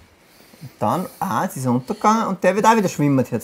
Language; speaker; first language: German; native; German